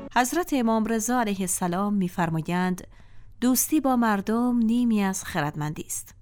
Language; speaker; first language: Persian; native; Persian